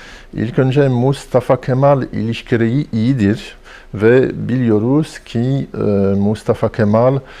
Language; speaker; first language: Turkish; non-native, fluent; French